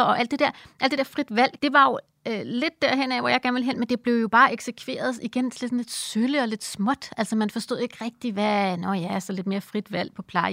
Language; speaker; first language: Danish; native; Danish